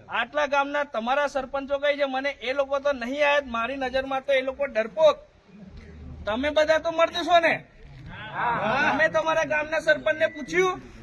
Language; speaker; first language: Gujarati; non-native, local second language; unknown